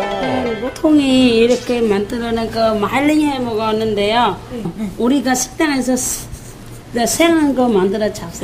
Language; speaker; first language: Korean; non-native, learner; Vietnamese